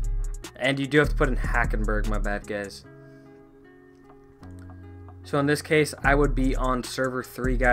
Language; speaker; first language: English; native; English